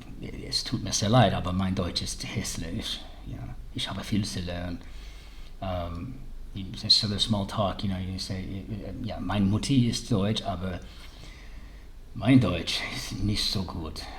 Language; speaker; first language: German; early bilingual, heritage; English